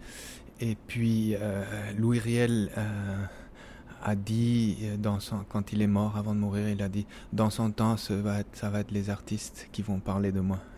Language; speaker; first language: French; non-native, fluent; Spanish